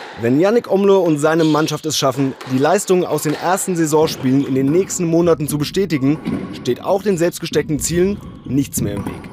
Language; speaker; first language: German; native; German